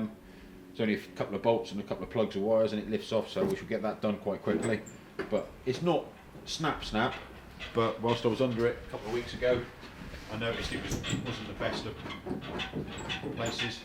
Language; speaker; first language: English; native; English